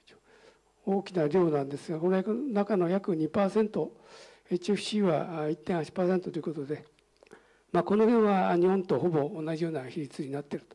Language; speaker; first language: Japanese; native; Japanese